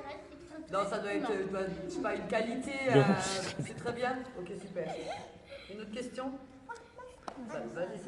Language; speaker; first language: French; native; French